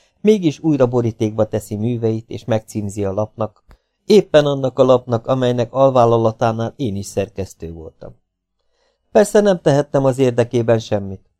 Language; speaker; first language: Hungarian; native; Hungarian